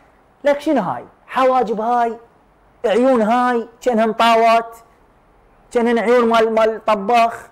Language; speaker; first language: Arabic; native; Arabic